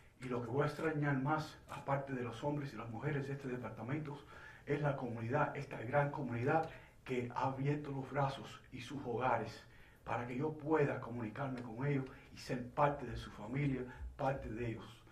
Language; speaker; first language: Spanish; early bilingual, heritage; Spanish